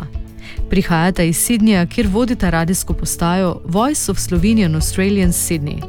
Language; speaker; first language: Slovenian; native; Slovenian